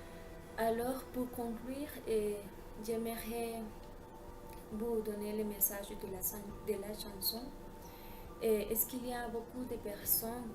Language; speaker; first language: French; non-native, learner; Spanish